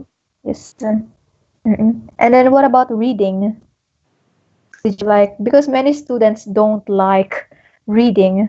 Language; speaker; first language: English; non-native, local second language; Filipino